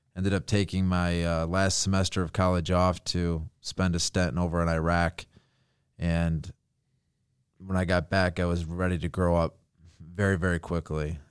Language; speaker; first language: English; native; English